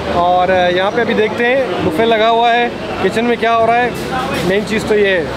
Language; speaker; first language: Urdu; native; Urdu